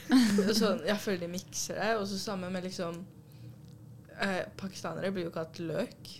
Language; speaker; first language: Norwegian; early bilingual, other home language; Urdu